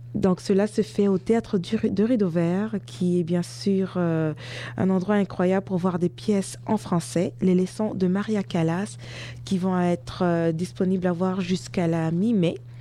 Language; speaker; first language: French; native; French